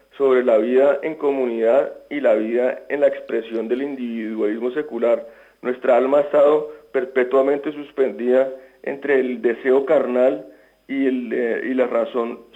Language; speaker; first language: Spanish; non-native, fluent; Greek